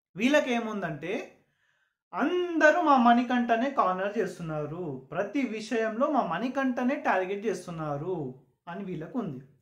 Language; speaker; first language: Telugu; non-native, local second language; Urdu